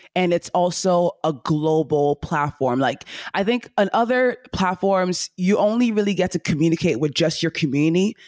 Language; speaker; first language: English; native; English